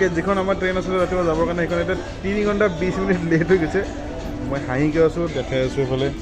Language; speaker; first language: Assamese; native; Assamese